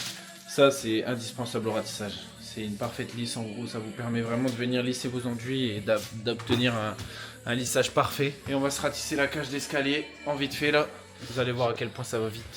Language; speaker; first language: French; native; French